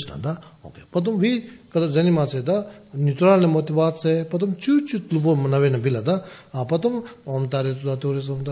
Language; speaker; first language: Russian; non-native, learner; Tibetan